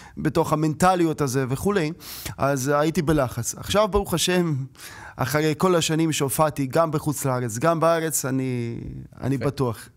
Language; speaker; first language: Hebrew; non-native, learner; Russian